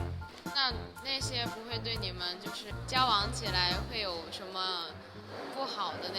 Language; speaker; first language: Chinese; non-native, fluent; Korean